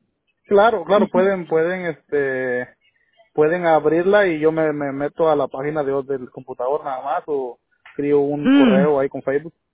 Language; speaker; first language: Spanish; native; Spanish